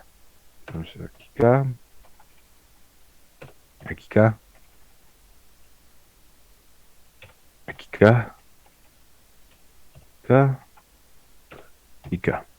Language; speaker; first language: Spanish; native; Spanish